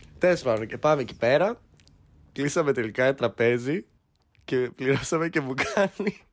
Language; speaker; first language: Greek; early bilingual, heritage; Greek